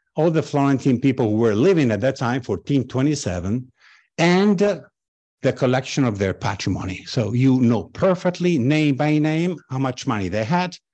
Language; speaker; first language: English; non-native, fluent; Italian